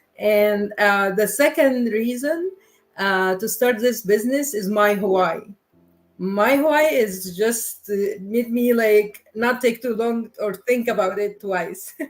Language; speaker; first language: English; non-native, learner; Arabic